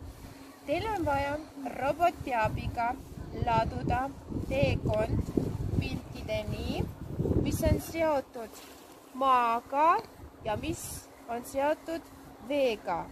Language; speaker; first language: Estonian; non-native, local second language; Russian